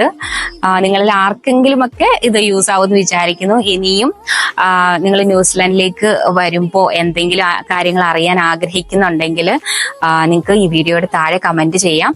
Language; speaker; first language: Malayalam; native; Malayalam